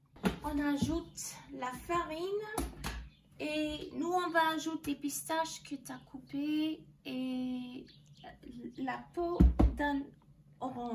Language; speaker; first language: French; non-native, learner; English